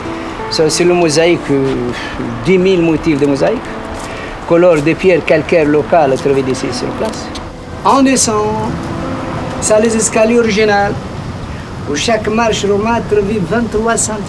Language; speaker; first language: French; non-native, learner; Arabic